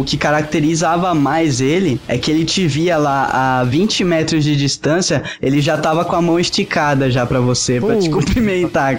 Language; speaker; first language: Portuguese; native; Portuguese